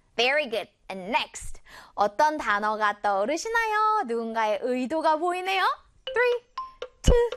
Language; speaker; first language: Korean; native; Korean